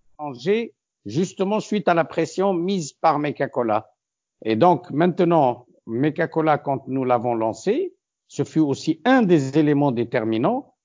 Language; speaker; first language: French; non-native, local second language; Arabic